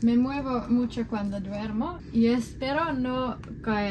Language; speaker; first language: Spanish; non-native, learner; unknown